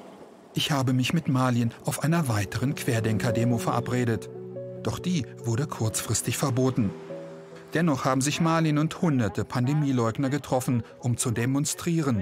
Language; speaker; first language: German; native; German